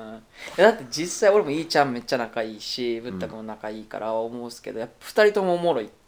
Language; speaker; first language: Japanese; native; Japanese